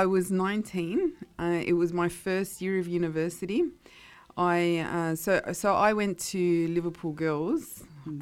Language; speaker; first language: English; non-native, local second language; Italian